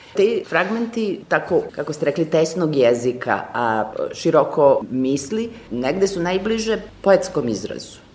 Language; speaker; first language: Serbian; native; Serbian